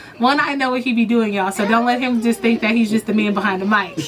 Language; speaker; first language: English; native; English